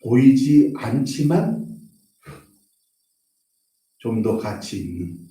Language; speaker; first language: Korean; native; Korean